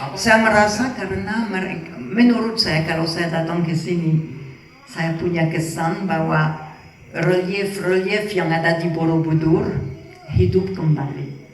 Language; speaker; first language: Indonesian; non-native, fluent; French